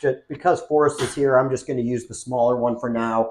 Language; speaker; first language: English; native; English